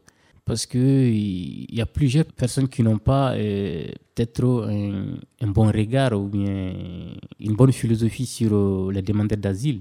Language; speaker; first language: French; non-native, local second language; Bambara